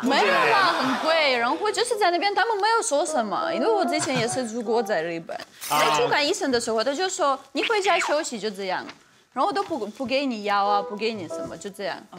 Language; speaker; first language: Chinese; non-native, fluent; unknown